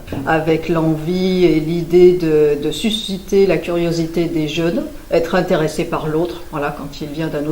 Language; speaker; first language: French; native; French